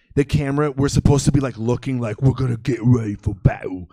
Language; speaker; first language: English; native; English